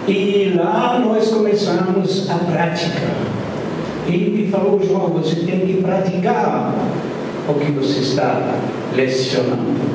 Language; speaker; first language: Portuguese; non-native, fluent; German